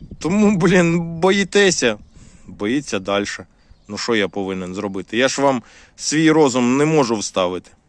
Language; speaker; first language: Ukrainian; non-native, local second language; Russian